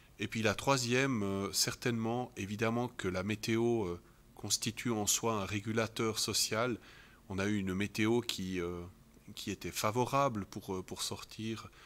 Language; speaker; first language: French; native; French